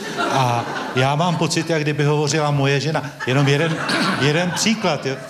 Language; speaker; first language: Czech; native; Czech